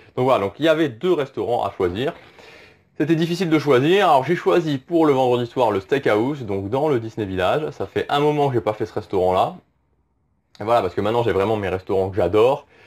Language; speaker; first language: French; native; French